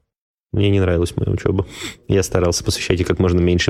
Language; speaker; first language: Russian; native; Russian